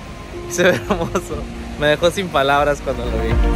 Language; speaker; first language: Spanish; native; Spanish